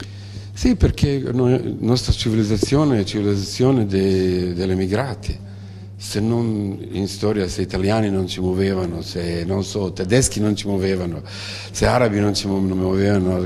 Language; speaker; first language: Italian; non-native, fluent; Croatian